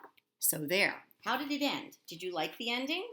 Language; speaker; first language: English; native; English